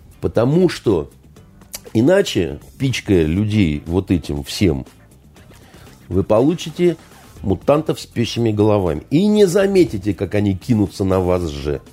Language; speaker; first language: Russian; native; Russian